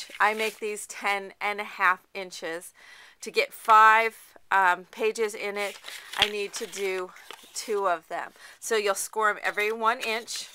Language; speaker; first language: English; native; English